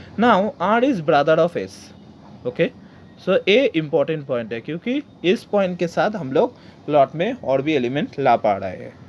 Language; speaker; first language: Hindi; non-native, local second language; Bangla